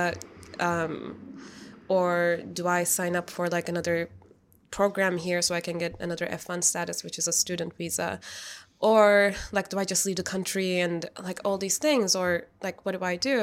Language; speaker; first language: English; non-native, fluent; Turkish